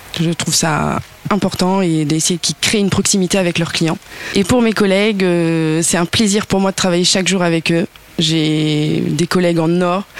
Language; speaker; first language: French; native; French